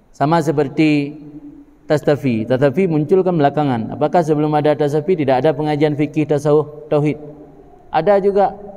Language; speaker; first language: Malay; non-native, local second language; Achinese